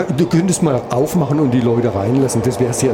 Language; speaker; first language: German; native; German